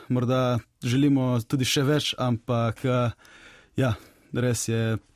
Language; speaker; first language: Slovenian; native; Slovenian